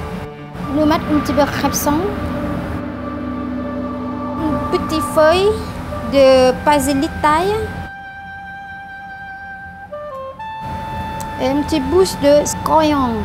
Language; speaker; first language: French; non-native, learner; Vietnamese